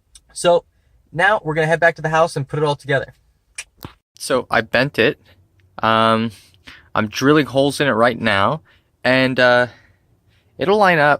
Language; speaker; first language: English; native; English